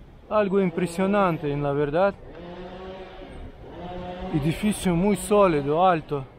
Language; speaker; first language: Spanish; non-native, fluent; Russian